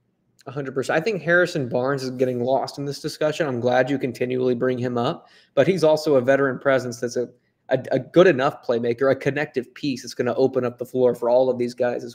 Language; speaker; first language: English; native; English